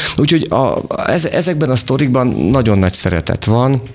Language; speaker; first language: Hungarian; native; Hungarian